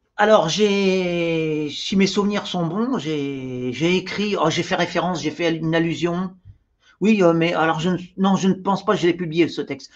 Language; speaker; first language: French; native; French